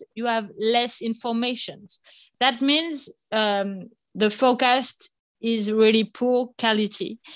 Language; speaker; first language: English; non-native, fluent; French